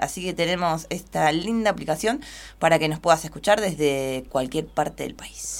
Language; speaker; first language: Spanish; native; Spanish